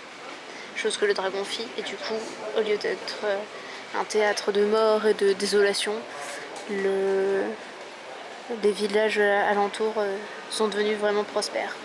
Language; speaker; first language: French; native; French